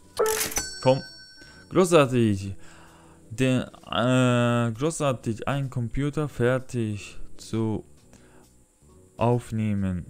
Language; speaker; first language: German; non-native, learner; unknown